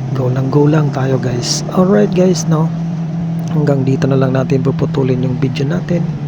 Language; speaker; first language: Filipino; native; Filipino